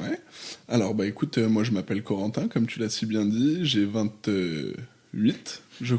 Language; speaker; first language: French; native; French